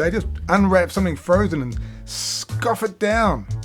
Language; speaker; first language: English; native; English